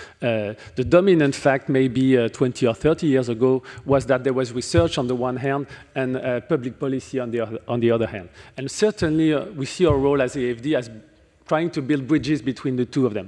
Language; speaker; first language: English; non-native, fluent; French